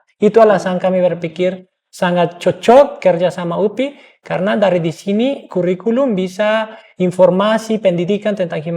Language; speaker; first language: Indonesian; non-native, fluent; English